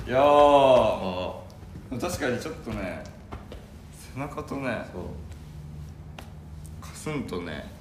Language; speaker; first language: Korean; non-native, learner; Japanese